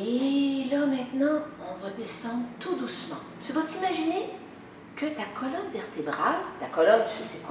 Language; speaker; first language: French; native; French